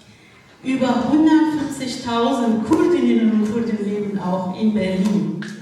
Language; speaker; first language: German; non-native, fluent; Kurdish